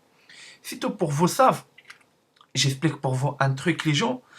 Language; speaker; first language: French; non-native, learner; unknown